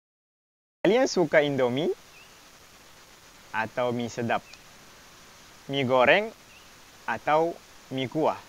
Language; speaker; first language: Indonesian; non-native, fluent; Arabic